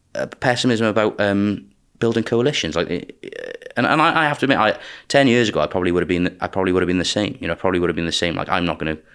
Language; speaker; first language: English; native; English